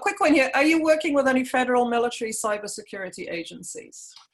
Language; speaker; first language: English; native; English